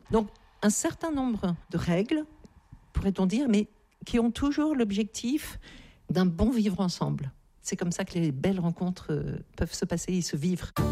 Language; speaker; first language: French; native; French